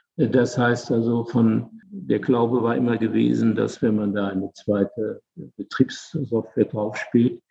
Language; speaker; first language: German; native; German